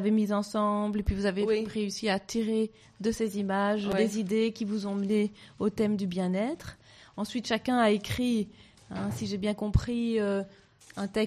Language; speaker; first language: French; native; French